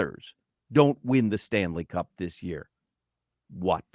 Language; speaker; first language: English; native; English